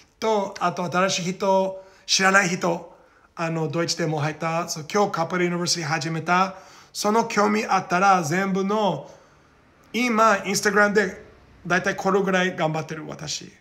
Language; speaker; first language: Japanese; non-native, learner; Portuguese